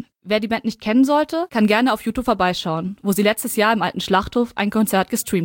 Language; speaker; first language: German; native; German